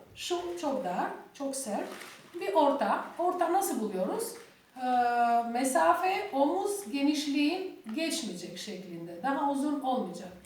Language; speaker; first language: Turkish; non-native, learner; Albanian